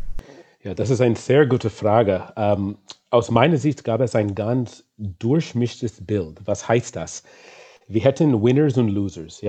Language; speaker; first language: German; non-native, fluent; English